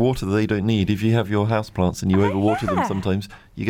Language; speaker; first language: English; native; English